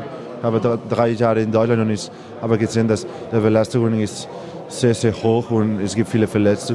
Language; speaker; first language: German; non-native, learner; Spanish